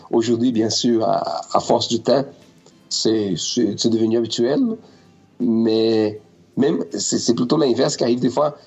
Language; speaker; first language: French; non-native, fluent; Portuguese